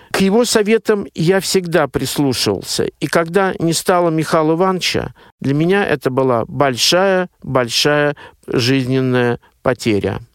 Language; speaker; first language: Russian; native; Russian